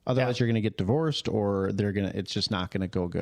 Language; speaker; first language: English; native; English